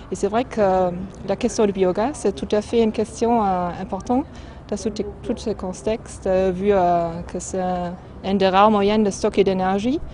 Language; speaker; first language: French; non-native, fluent; German